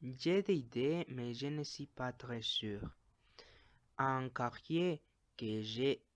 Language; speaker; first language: French; non-native, learner; Spanish